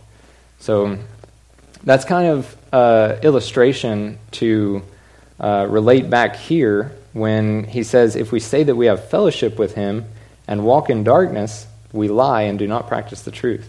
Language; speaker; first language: English; native; English